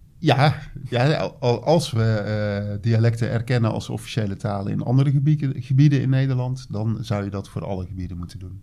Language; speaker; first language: Dutch; native; Dutch